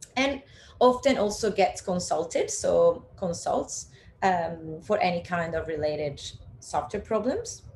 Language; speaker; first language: English; non-native, fluent; Italian